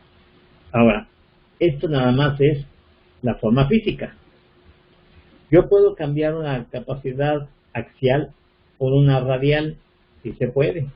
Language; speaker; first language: Spanish; native; Spanish